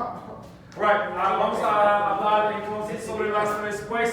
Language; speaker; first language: Spanish; non-native, fluent; English